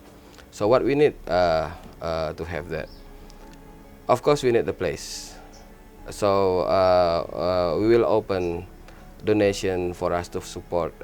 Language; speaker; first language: English; non-native, learner; Indonesian